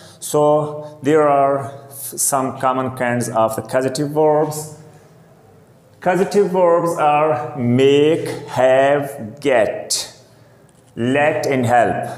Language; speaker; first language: English; non-native, local second language; Hindi